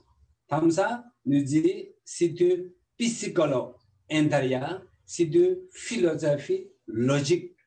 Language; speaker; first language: French; non-native, learner; Tibetan